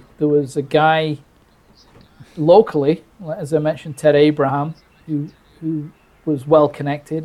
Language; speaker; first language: English; native; English